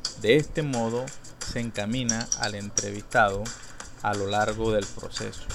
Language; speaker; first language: Spanish; native; Spanish